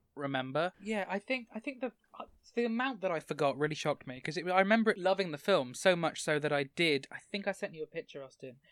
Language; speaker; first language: English; native; English